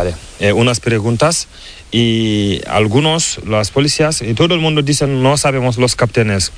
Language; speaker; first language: Spanish; non-native, learner; Fula